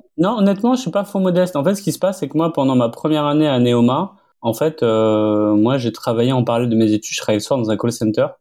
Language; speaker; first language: French; early bilingual, other home language; Arabic